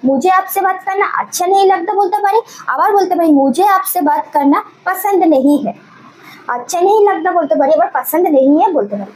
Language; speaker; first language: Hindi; non-native, local second language; Bangla